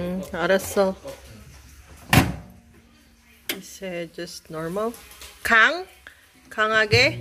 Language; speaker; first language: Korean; non-native, learner; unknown